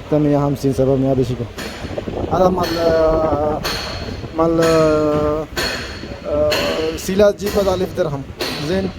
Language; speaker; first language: Arabic; non-native, learner; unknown